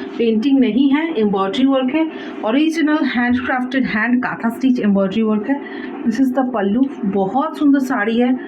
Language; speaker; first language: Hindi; non-native, local second language; Bangla